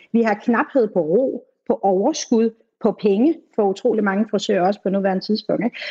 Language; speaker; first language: Danish; native; Danish